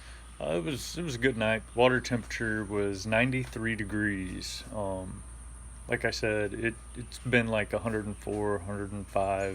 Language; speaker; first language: English; native; English